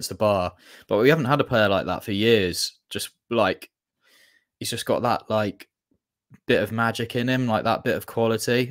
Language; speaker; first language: English; native; English